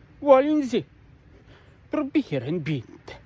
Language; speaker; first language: German; non-native, learner; Ukrainian